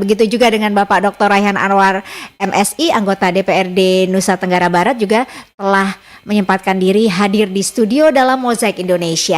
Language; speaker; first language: Indonesian; native; Indonesian